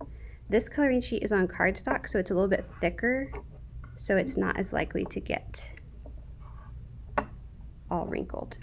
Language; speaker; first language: English; native; English